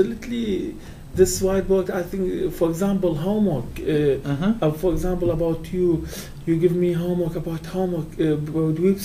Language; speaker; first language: English; non-native, learner; Kurdish